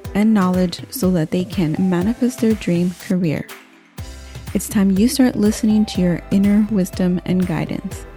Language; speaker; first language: English; native; English